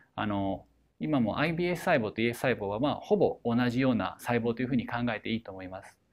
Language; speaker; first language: Japanese; native; Japanese